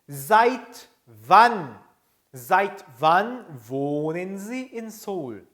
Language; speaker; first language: German; non-native, fluent; Korean